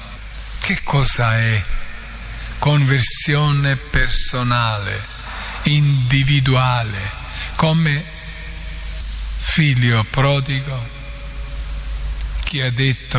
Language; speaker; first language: Italian; non-native, fluent; Croatian